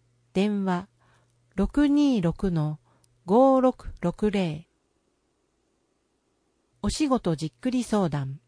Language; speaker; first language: Japanese; native; Japanese